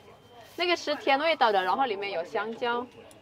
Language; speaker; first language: Chinese; non-native, fluent; Indonesian